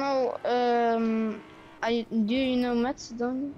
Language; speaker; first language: English; non-native, learner; Polish